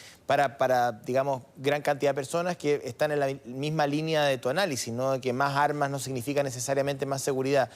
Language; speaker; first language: Spanish; native; Spanish